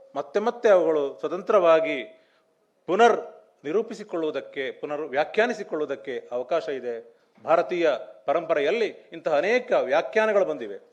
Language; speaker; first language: Kannada; native; Kannada